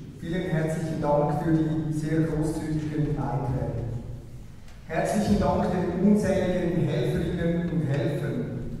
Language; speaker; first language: German; native; German